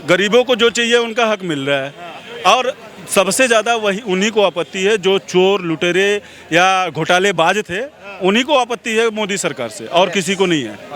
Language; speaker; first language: Hindi; native; Hindi